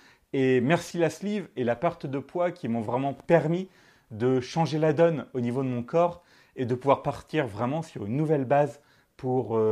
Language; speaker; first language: French; native; French